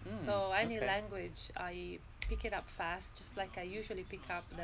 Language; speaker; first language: English; non-native, fluent; Italian